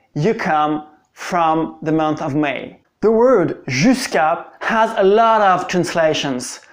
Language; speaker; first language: English; non-native, fluent; French